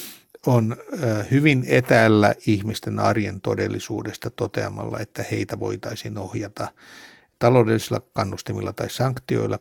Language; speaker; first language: Finnish; native; Finnish